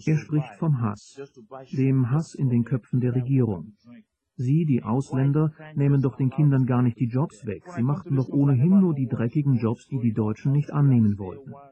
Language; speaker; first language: German; native; German